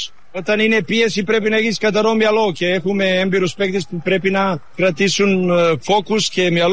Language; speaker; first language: Greek; non-native, fluent; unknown